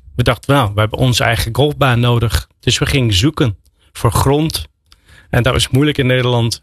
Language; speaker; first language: Dutch; non-native, fluent; English